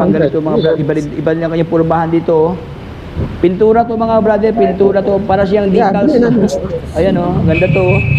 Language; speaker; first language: Filipino; native; Filipino